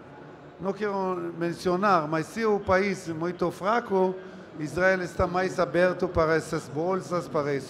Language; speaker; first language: Portuguese; non-native, learner; Hebrew